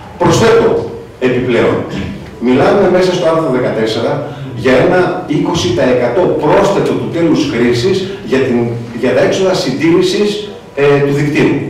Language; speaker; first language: Greek; native; Greek